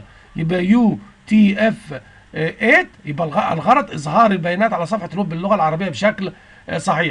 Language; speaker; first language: Arabic; native; Arabic